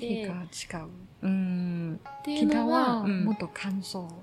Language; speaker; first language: Japanese; non-native, learner; Chinese